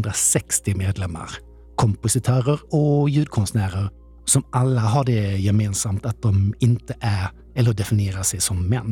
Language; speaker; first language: Swedish; native; Swedish